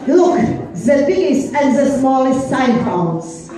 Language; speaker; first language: English; non-native, learner; Latvian